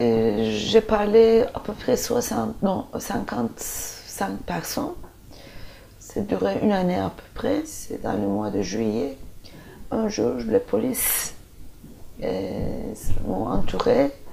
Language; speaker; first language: French; non-native, fluent; Turkish